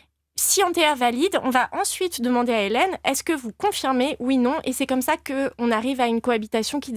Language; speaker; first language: French; native; French